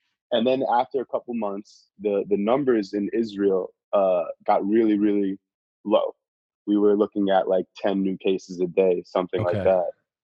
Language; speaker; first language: English; native; English